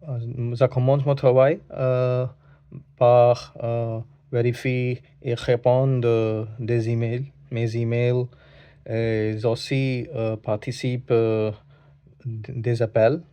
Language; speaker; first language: French; non-native, learner; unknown